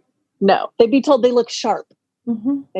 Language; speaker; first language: English; native; English